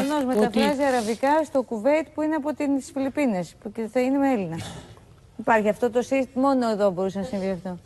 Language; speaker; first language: Greek; native; Greek